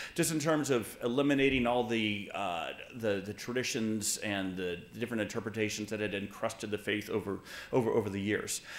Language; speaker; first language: English; native; English